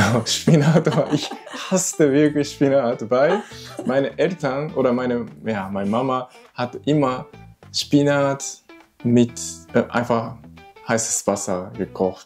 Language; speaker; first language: German; non-native, learner; Japanese